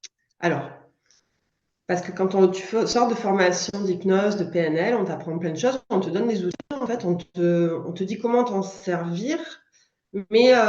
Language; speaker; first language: French; native; French